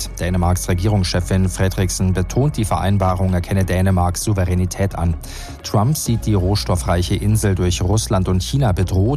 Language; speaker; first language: German; native; German